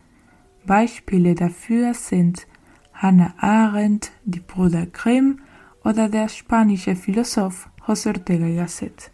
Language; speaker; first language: German; non-native, learner; Spanish